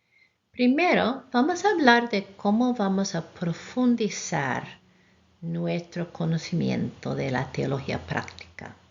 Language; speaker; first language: Spanish; non-native, fluent; English